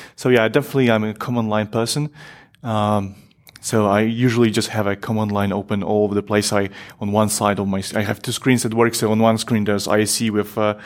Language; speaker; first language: English; non-native, fluent; Polish